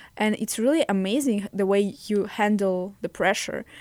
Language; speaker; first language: English; non-native, fluent; Russian